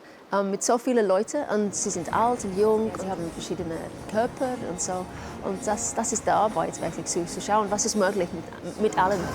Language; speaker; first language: German; non-native, fluent; English